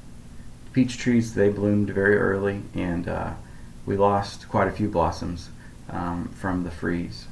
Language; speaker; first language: English; native; English